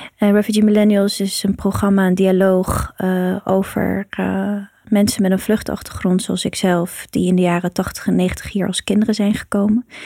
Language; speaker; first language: Dutch; early bilingual, other home language; Persian